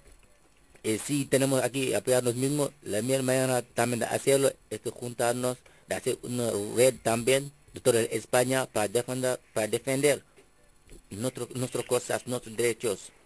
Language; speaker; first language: Spanish; non-native, fluent; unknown